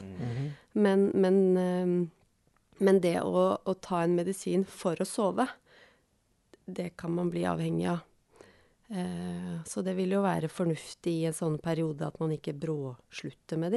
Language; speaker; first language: Norwegian; native; Norwegian